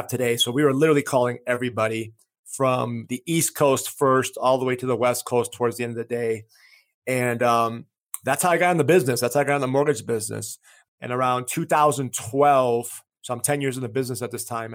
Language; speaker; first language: English; early bilingual, other home language; Greek